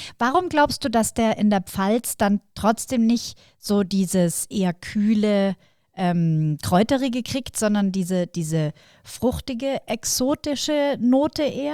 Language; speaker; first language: German; native; German